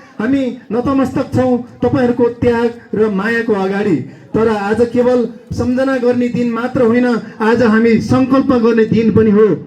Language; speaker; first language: Nepali; non-native, local second language; Eastern Tamang